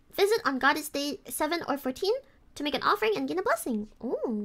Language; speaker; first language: English; non-native, local second language; Filipino